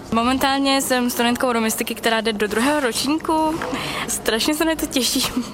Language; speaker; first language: Czech; native; Czech